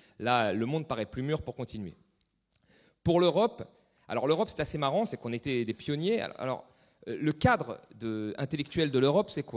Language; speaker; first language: French; native; French